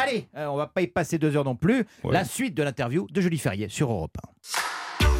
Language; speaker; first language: French; native; French